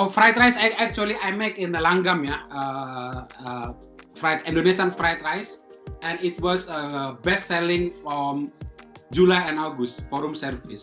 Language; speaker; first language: English; non-native, fluent; Indonesian